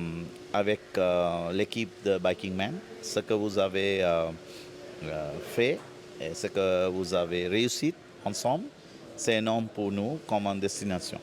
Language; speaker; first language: French; non-native, fluent; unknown